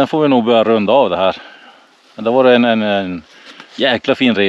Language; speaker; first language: Swedish; native; Swedish